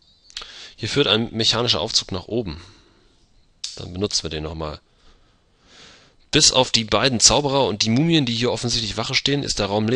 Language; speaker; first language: German; native; German